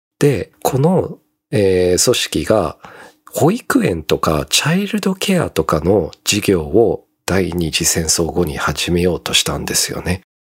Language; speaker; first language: Japanese; native; Japanese